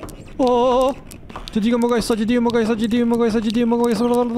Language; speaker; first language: Korean; non-native, fluent; German